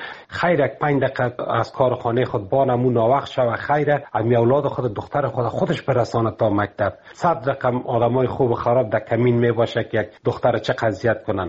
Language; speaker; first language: Persian; native; Persian